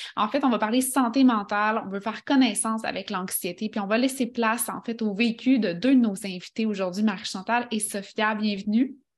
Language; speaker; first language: French; native; French